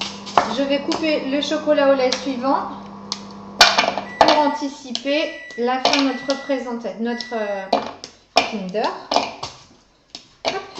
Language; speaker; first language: French; native; French